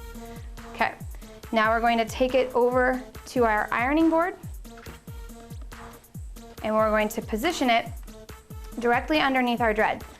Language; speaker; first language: English; native; English